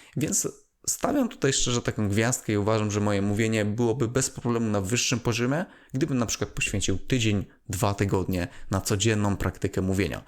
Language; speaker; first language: Polish; native; Polish